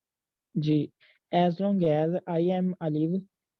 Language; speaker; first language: English; non-native, learner; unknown